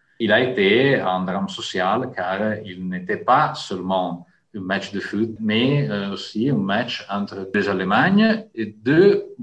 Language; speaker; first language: French; non-native, fluent; Italian